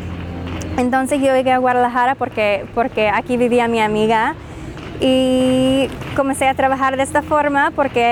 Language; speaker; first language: Spanish; non-native, fluent; English